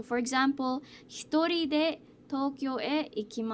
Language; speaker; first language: Japanese; non-native, fluent; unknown